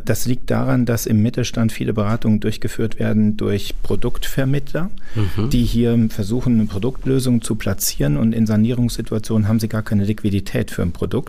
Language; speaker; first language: German; native; German